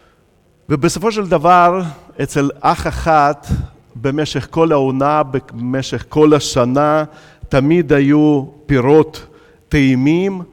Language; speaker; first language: Hebrew; non-native, fluent; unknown